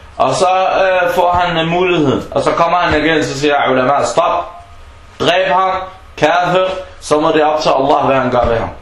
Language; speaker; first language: Danish; non-native, fluent; Arabic